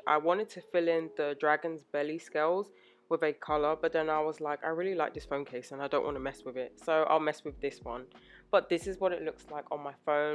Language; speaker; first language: English; native; English